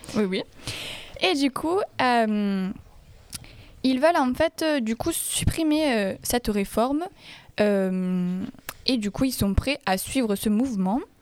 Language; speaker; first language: French; native; French